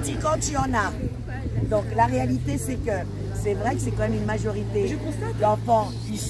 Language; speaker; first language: French; native; French